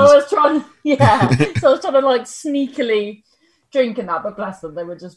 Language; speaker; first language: English; native; English